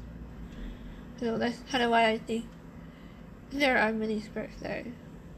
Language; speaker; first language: English; native; English